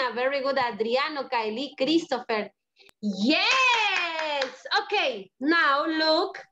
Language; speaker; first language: English; non-native, learner; Spanish